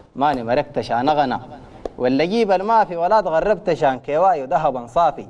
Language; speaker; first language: Arabic; native; Arabic